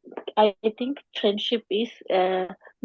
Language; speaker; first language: English; non-native, learner; Sinhala